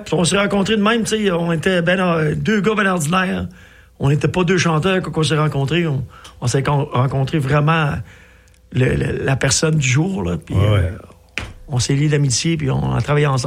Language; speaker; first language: French; native; French